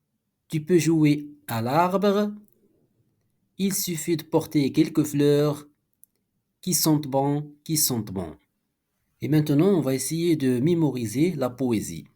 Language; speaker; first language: French; non-native, local second language; Arabic